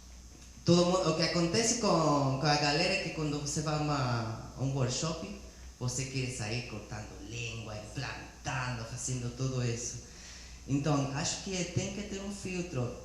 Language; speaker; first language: Portuguese; non-native, learner; Spanish